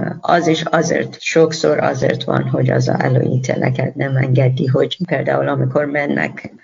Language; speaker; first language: Hungarian; non-native, learner; Persian